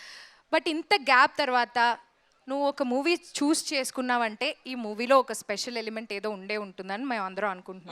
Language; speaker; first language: Telugu; native; Telugu